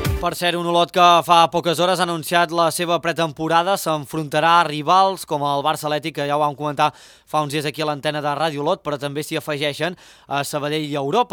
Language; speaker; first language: Catalan; native; Catalan